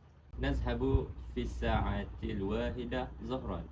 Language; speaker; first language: Arabic; non-native, learner; Malay